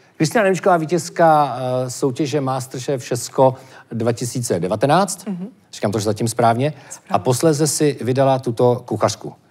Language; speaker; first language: Czech; native; Czech